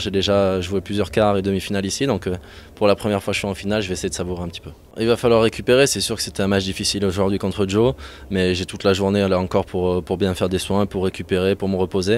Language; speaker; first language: French; native; French